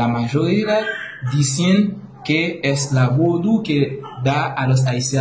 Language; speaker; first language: Spanish; non-native, learner; Haitian Creole